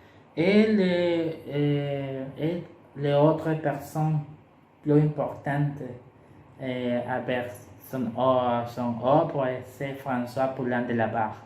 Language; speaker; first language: French; non-native, learner; Spanish